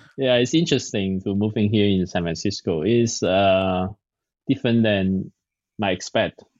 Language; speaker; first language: English; non-native, local second language; Cantonese